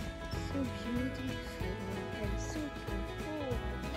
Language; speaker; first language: English; non-native, local second language; Filipino